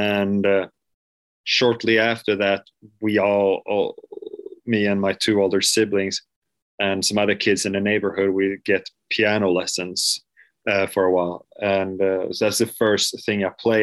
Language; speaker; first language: English; non-native, fluent; Swedish